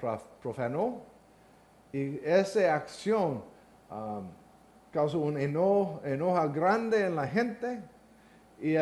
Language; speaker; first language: Spanish; non-native, learner; English